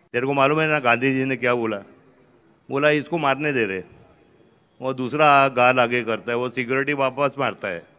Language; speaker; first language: Hindi; native; Hindi